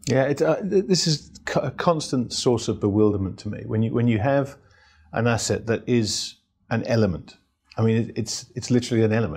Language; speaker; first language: English; native; English